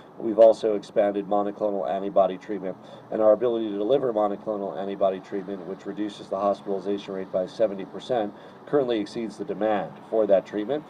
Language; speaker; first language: English; native; English